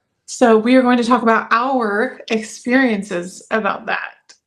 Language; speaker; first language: English; native; English